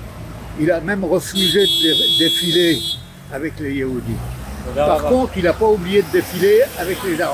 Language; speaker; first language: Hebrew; non-native, learner; French